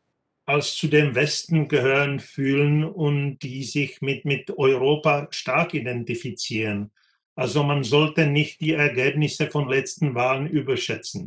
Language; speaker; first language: German; non-native, fluent; Czech